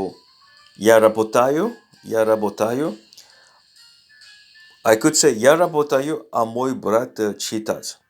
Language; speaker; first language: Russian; non-native, learner; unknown